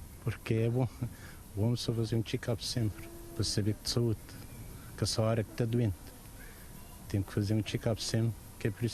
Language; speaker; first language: Portuguese; non-native, learner; Kabuverdianu